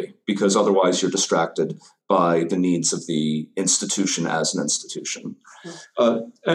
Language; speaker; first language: English; native; English